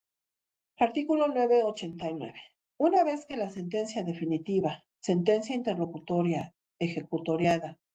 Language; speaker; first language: Spanish; native; Spanish